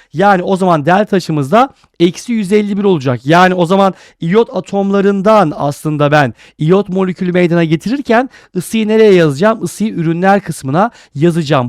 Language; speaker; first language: Turkish; native; Turkish